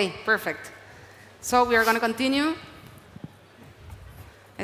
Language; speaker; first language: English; non-native, learner; Spanish